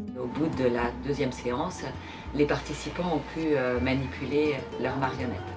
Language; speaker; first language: French; native; French